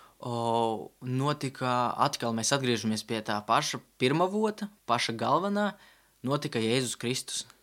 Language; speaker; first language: Latvian; non-native, local second language; Russian